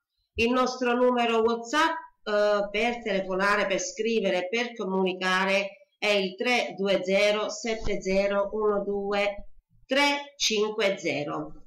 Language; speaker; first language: Italian; native; Italian